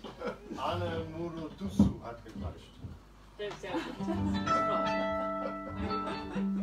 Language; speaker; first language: German; non-native, learner; English